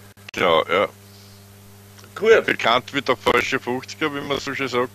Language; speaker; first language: German; native; German